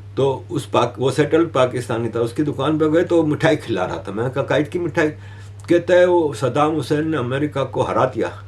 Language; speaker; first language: Hindi; native; Hindi